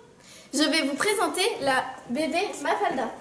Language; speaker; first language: French; native; French